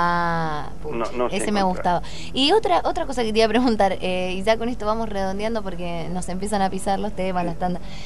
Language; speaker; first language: Spanish; native; Spanish